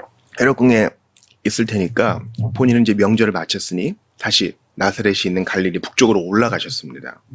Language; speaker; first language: Korean; native; Korean